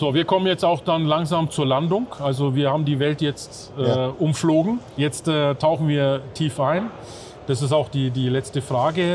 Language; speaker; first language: German; native; German